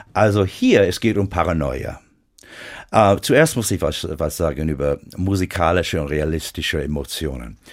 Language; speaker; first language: German; non-native, fluent; English